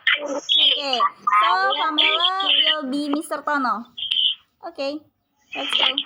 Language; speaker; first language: English; non-native, learner; Indonesian